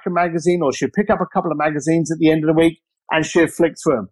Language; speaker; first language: English; native; English